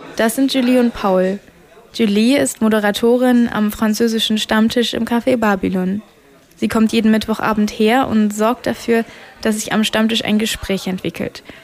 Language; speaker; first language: German; native; German